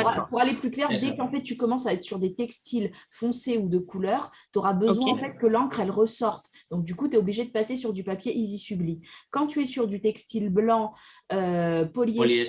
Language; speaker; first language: French; native; French